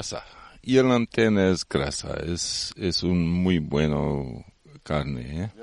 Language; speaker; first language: Spanish; non-native, learner; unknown